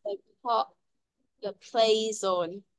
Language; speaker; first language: English; non-native, learner; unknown